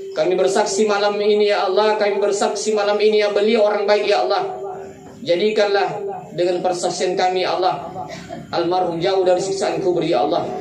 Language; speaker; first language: Indonesian; non-native, local second language; Buginese